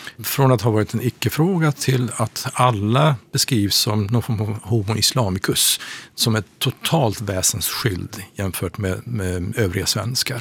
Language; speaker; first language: Swedish; non-native, fluent; Persian